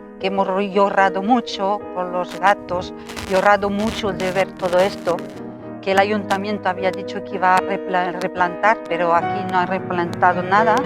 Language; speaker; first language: Spanish; non-native, fluent; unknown